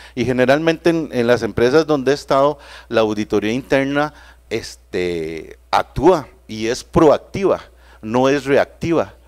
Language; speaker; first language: Spanish; native; Spanish